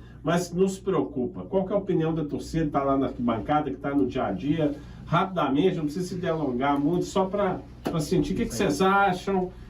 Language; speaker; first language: Portuguese; native; Portuguese